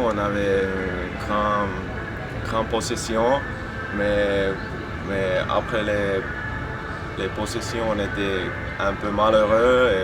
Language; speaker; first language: French; non-native, fluent; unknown